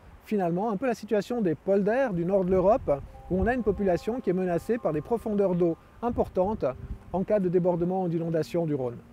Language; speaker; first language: French; native; French